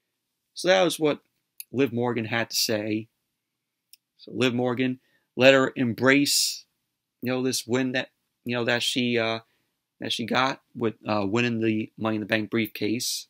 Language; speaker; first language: English; native; English